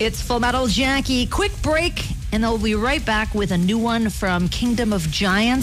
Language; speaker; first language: English; native; English